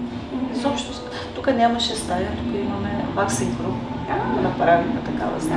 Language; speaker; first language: Bulgarian; non-native, local second language; Turkish